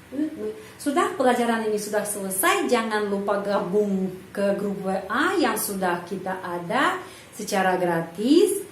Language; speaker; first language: Indonesian; non-native, fluent; Russian